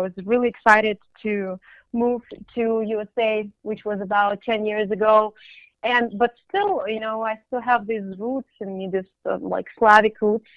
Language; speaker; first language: English; non-native, fluent; Russian